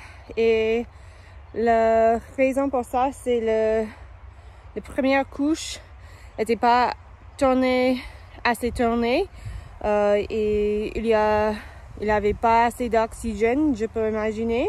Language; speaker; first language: French; non-native, fluent; English